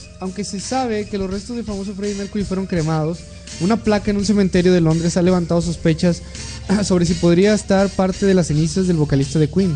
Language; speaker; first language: Spanish; native; Spanish